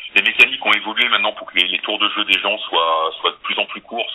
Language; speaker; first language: French; native; French